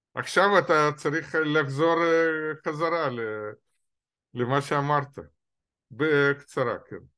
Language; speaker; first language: Hebrew; non-native, fluent; Russian